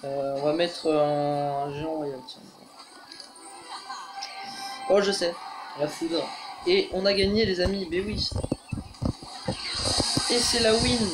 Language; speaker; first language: French; native; French